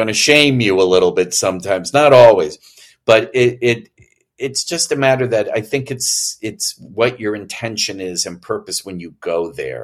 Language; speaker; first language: English; native; English